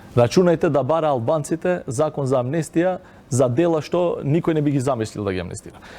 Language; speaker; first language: Macedonian; non-native, local second language; Albanian